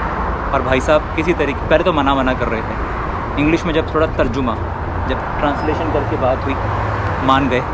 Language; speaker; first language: Hindi; native; Hindi